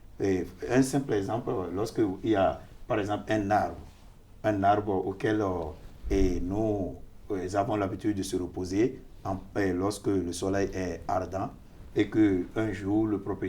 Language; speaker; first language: French; non-native, fluent; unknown